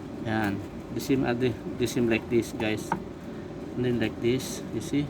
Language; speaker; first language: English; non-native, learner; Filipino